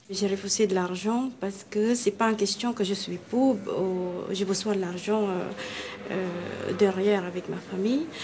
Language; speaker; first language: French; non-native, learner; Filipino